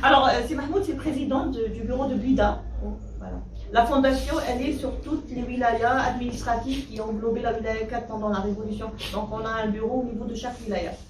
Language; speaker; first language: French; non-native, local second language; Arabic